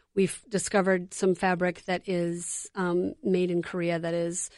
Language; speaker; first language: English; native; English